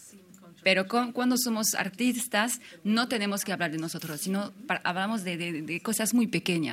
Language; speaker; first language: Spanish; non-native, fluent; French